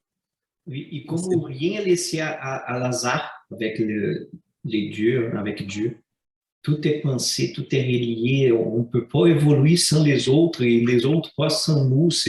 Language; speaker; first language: French; non-native, fluent; Portuguese